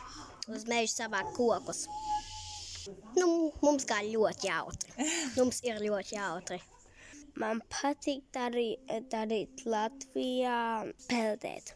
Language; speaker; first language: Latvian; early bilingual, heritage; Latvian